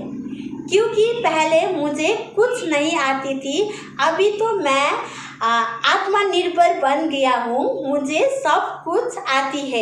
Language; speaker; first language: Hindi; non-native, local second language; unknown